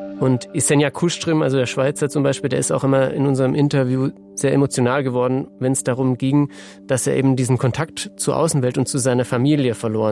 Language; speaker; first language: German; native; German